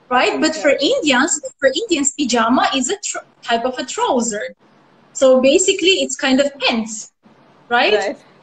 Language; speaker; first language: English; non-native, fluent; Armenian